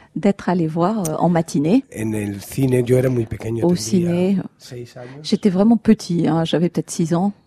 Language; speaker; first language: French; non-native, fluent; Spanish